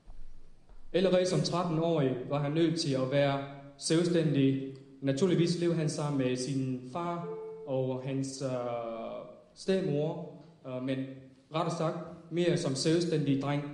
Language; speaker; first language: Danish; non-native, fluent; Vietnamese